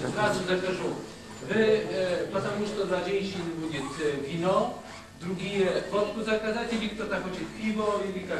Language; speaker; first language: Russian; non-native, learner; Polish